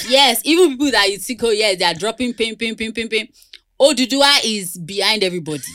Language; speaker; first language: English; non-native, local second language; Yoruba